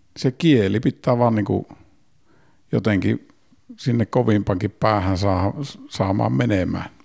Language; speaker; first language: Finnish; native; Finnish